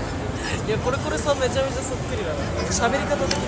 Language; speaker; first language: Japanese; native; Japanese